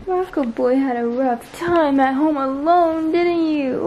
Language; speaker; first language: English; native; English